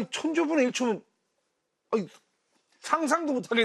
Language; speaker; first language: Korean; native; Korean